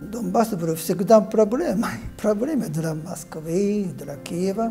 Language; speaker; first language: Russian; non-native, fluent; Japanese